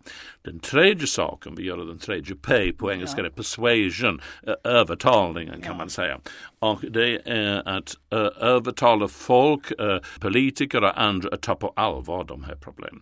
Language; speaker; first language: Swedish; non-native, fluent; English